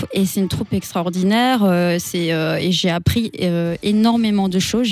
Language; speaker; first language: French; native; French